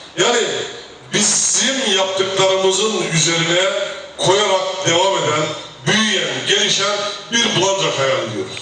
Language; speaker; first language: Turkish; native; Turkish